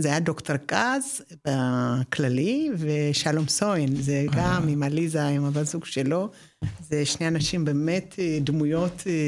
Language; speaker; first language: Hebrew; non-native, fluent; Amharic